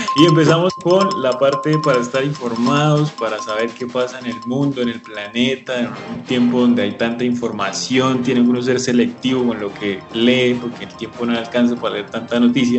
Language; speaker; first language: Spanish; native; Spanish